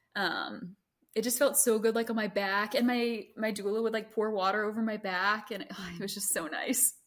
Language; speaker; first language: English; native; English